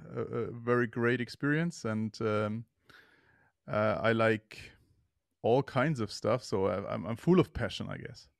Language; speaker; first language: English; non-native, fluent; German